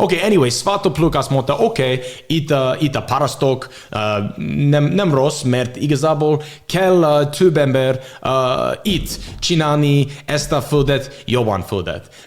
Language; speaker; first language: Hungarian; non-native, learner; English